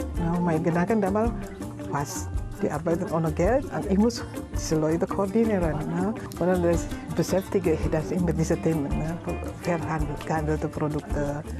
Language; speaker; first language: German; non-native, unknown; Indonesian